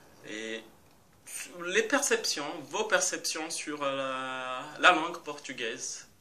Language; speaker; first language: French; non-native, fluent; Portuguese